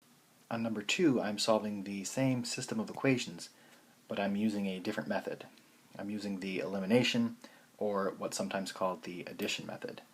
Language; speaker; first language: English; native; English